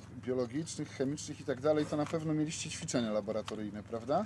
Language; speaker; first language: Polish; native; Polish